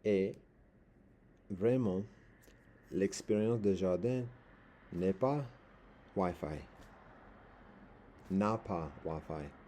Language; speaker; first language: French; non-native, learner; English